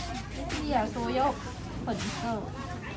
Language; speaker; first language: Chinese; non-native, learner; Lao